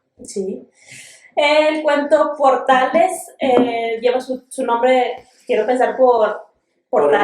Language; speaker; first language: Spanish; native; Spanish